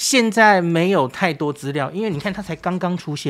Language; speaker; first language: Chinese; native; Chinese